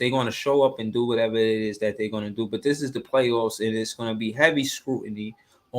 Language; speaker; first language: English; native; English